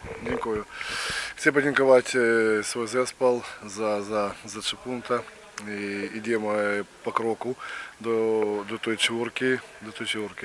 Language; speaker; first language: Polish; non-native, learner; Ukrainian